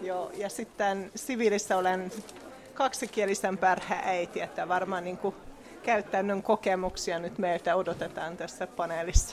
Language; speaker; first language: Finnish; non-native, fluent; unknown